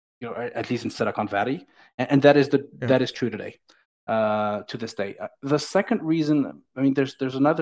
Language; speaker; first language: English; native; English